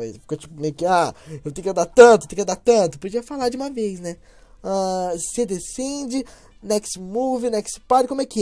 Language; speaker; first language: Portuguese; native; Portuguese